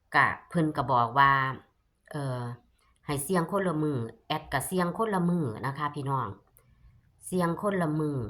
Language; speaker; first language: Thai; non-native, local second language; Northeastern Thai